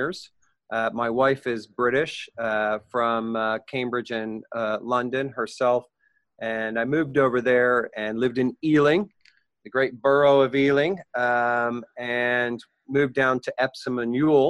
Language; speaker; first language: English; native; English